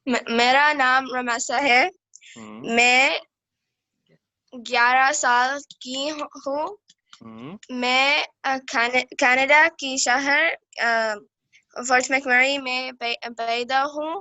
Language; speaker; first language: Hindi; early bilingual, heritage; Urdu